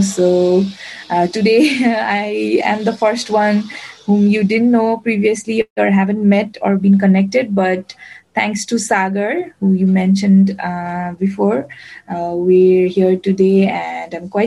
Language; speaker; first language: English; non-native, local second language; Nepali